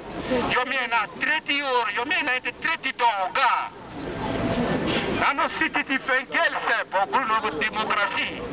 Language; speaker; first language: Swedish; non-native, learner; French